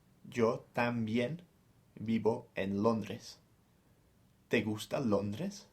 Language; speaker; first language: Spanish; non-native, fluent; English